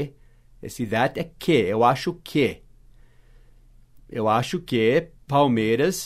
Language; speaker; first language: Portuguese; non-native, fluent; English